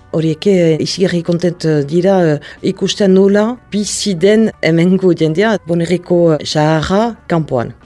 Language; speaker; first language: Basque; native; Basque